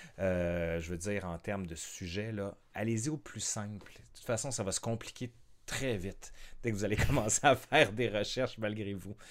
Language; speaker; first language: French; native; French